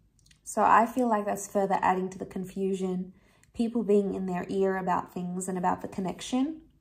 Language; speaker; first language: English; native; English